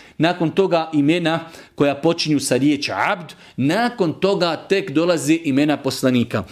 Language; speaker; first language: Serbian; native; Serbian